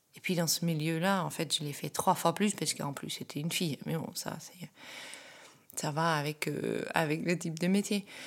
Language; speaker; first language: French; non-native, fluent; Dutch